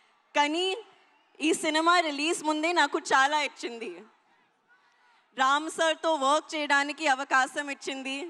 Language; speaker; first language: Telugu; non-native, learner; Hindi